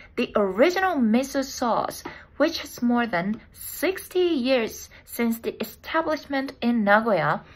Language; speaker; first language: English; non-native, fluent; Japanese